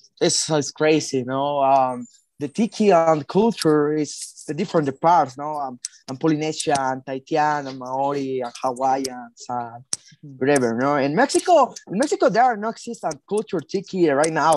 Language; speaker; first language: English; non-native, learner; Spanish